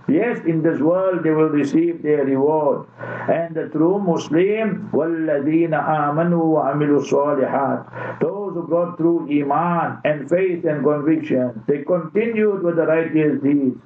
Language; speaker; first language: English; native; English